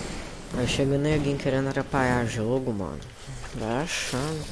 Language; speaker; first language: Portuguese; native; Portuguese